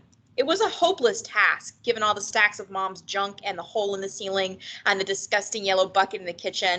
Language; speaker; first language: English; native; English